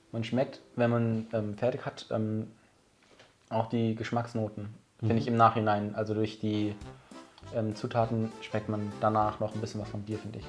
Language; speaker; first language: German; native; German